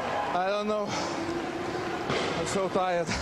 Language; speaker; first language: English; non-native, learner; Lithuanian